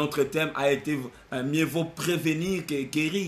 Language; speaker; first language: French; non-native, local second language; Lingala